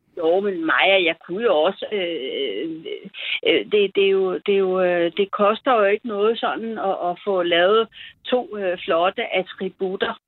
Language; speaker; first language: Danish; early bilingual, other home language; German